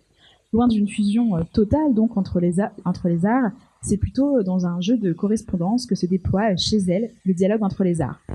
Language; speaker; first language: French; native; French